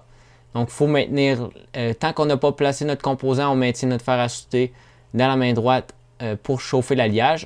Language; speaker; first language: French; native; French